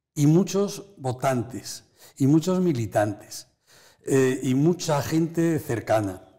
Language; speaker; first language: Spanish; native; Spanish